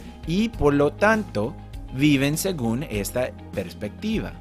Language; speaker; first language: Spanish; non-native, fluent; English